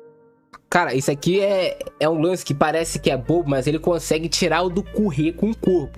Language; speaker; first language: Portuguese; native; Portuguese